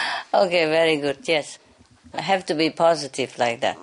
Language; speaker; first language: English; non-native, fluent; Vietnamese